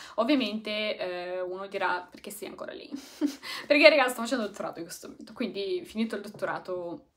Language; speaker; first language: Italian; native; Italian